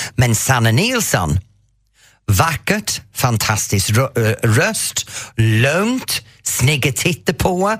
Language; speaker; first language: Swedish; non-native, fluent; English